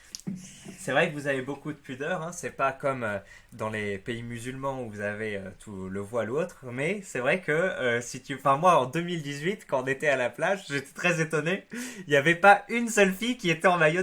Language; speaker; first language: French; native; French